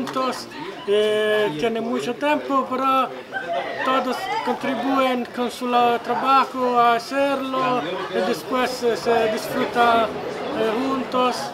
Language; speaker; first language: Spanish; non-native, fluent; Italian